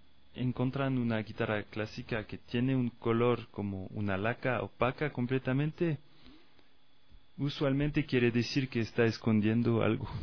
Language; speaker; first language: Spanish; non-native, fluent; French